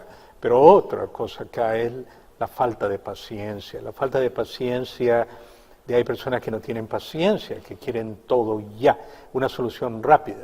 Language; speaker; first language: Spanish; native; Spanish